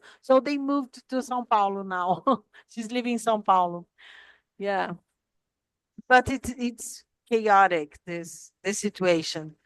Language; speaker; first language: English; non-native, fluent; Portuguese